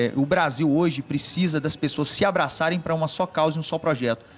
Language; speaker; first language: Portuguese; native; Portuguese